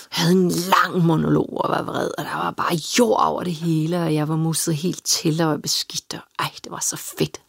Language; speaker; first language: Danish; early bilingual, other home language; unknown